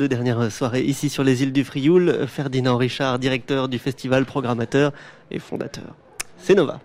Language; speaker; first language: French; native; French